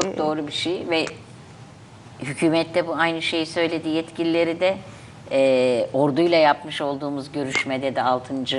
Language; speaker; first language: Turkish; native; Turkish